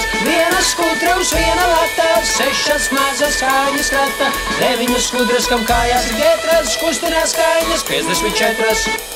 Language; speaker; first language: Latvian; native; Latvian